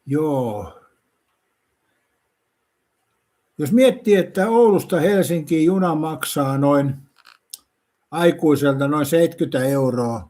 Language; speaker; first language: Finnish; native; Finnish